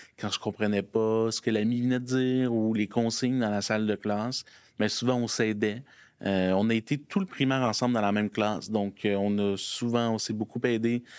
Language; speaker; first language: French; native; French